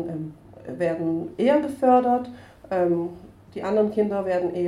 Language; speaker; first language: German; native; German